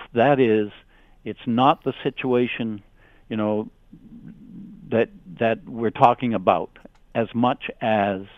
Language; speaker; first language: English; native; English